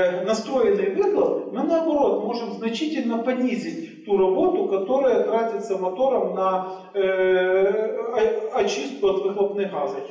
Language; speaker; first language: Russian; native; Russian